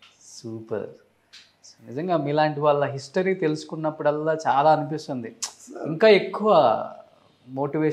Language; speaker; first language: Telugu; native; Telugu